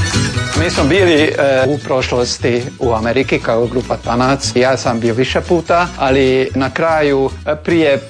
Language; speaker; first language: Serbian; early bilingual, heritage; Croatian